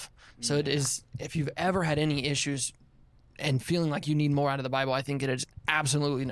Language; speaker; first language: English; native; English